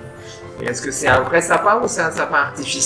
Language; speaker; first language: French; native; French